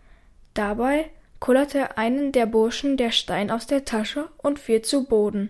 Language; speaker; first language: German; native; German